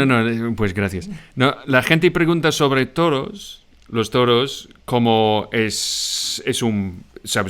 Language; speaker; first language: Spanish; non-native, fluent; English